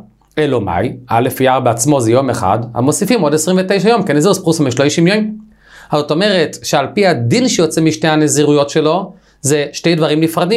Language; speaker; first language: Hebrew; native; Hebrew